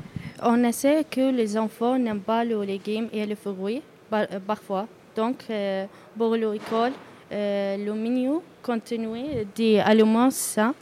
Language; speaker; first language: French; non-native, learner; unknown